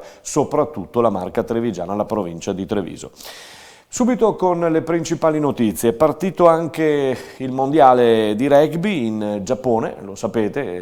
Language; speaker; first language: Italian; native; Italian